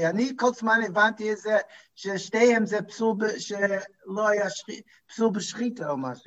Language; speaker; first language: Hebrew; non-native, fluent; English